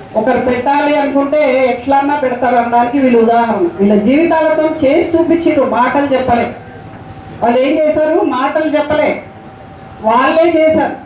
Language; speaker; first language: Telugu; native; Telugu